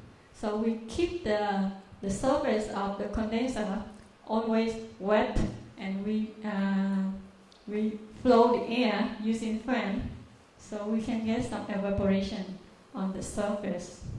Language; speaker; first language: English; non-native, learner; Vietnamese